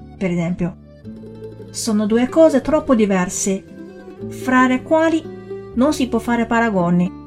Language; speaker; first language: Italian; non-native, fluent; Chinese